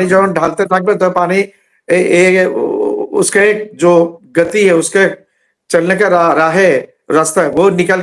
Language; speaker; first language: Hindi; non-native, learner; Bangla